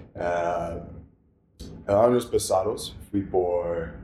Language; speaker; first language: Spanish; non-native, learner; English